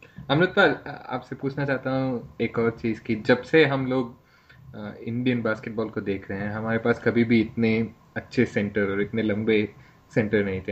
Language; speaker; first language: Hindi; non-native, learner; English